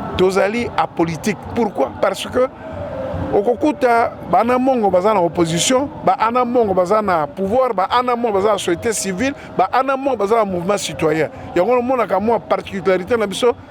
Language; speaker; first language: Lingala; non-native, local second language; Mongo